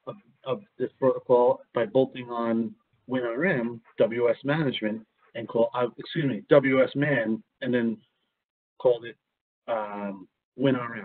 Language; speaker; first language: English; native; English